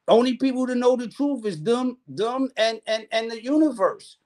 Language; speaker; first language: English; native; English